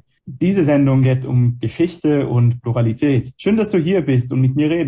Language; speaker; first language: German; non-native, fluent; Hebrew